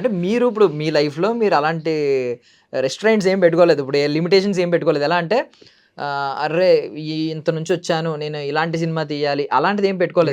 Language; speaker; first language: Telugu; native; Telugu